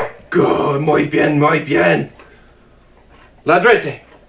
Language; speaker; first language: Spanish; non-native, learner; English